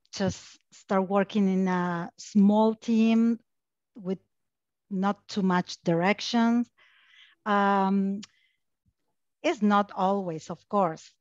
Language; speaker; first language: English; non-native, fluent; Spanish